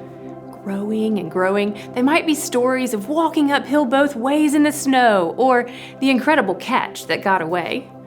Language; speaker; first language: English; native; English